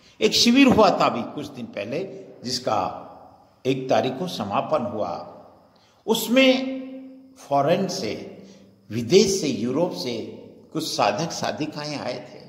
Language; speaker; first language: Hindi; native; Hindi